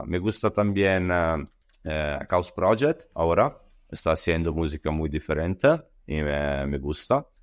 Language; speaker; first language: Spanish; non-native, learner; Italian